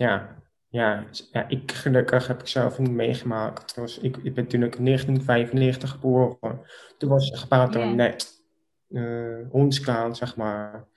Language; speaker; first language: Dutch; non-native, local second language; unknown